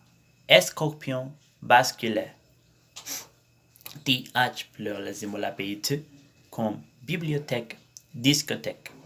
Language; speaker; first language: French; non-native, learner; Spanish